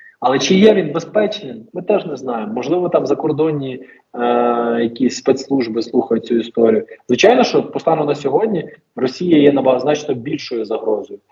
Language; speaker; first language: Ukrainian; native; Ukrainian